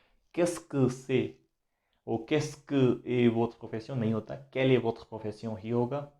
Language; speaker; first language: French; non-native, fluent; Hindi